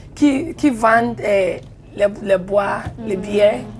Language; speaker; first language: French; non-native, learner; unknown